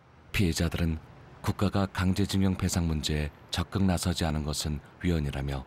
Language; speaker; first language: Korean; native; Korean